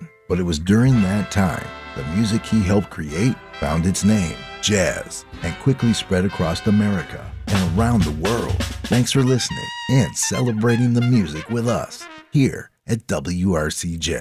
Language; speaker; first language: English; native; English